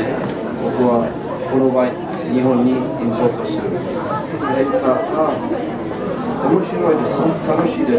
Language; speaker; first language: Japanese; non-native, learner; Czech